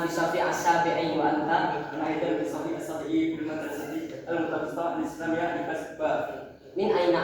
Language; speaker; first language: Arabic; non-native, learner; Indonesian